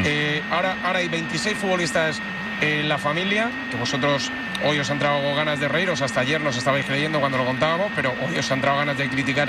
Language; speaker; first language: Spanish; native; Spanish